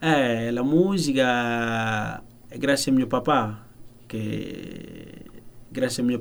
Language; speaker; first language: Italian; non-native, learner; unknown